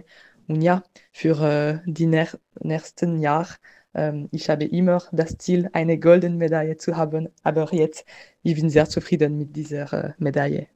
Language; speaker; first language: German; non-native, local second language; French